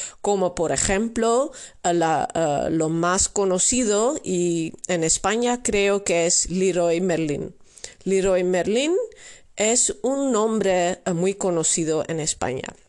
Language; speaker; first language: Spanish; non-native, learner; Dutch